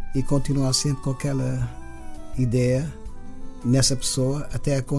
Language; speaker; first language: Portuguese; non-native, local second language; Kabuverdianu